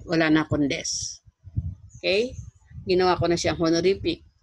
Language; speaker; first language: Filipino; native; Filipino